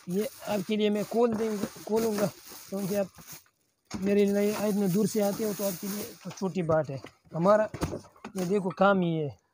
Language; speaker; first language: Urdu; non-native, local second language; Pashto